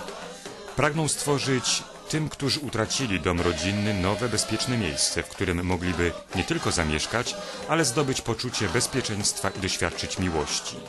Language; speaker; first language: Polish; native; Polish